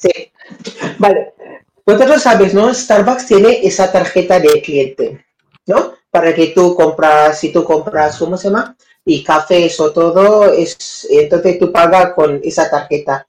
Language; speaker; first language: Spanish; non-native, learner; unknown